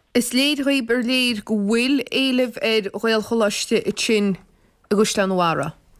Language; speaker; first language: Irish; native; Irish